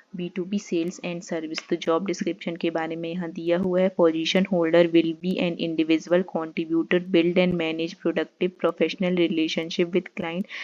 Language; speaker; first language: Hindi; native; Hindi